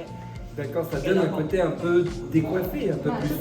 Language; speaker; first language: French; native; French